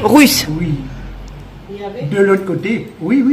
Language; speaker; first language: French; non-native, local second language; Morisyen